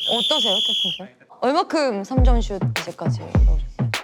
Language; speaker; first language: Korean; native; Korean